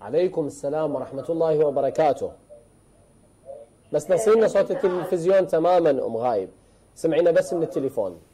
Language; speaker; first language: Arabic; native; Arabic